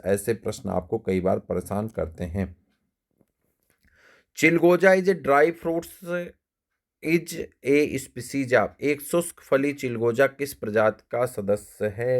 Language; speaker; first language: Hindi; native; Hindi